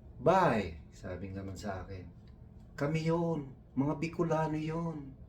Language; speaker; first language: Filipino; non-native, local second language; Iloko